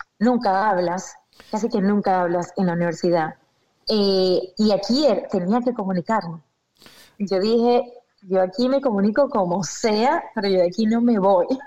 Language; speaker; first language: Spanish; native; Spanish